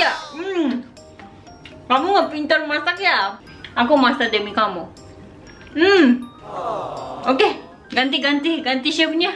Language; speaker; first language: Indonesian; non-native, learner; Japanese